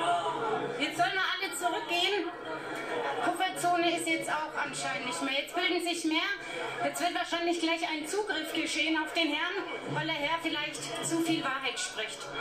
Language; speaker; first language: German; native; German